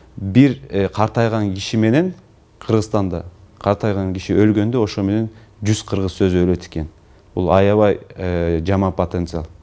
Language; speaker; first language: Kyrgyz; non-native, local second language; Turkish